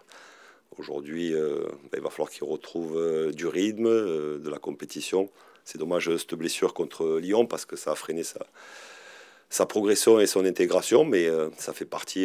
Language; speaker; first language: French; native; French